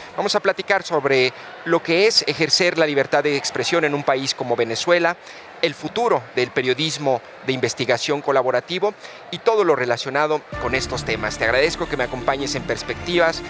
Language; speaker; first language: Spanish; native; Spanish